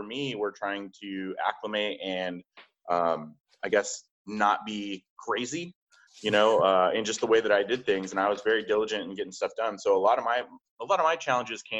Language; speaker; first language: English; native; English